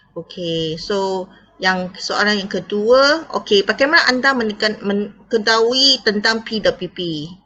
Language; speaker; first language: Malay; non-native, local second language; Chinese